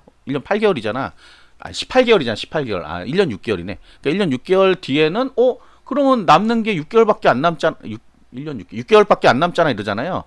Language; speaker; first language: Korean; native; Korean